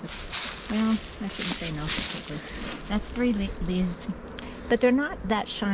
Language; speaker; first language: English; native; English